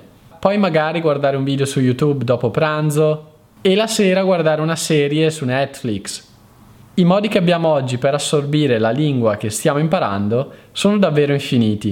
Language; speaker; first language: Italian; native; Italian